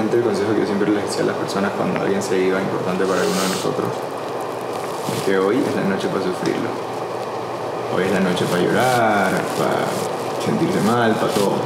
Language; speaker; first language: Spanish; native; Spanish